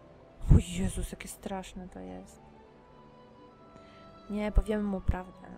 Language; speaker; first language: Polish; native; Polish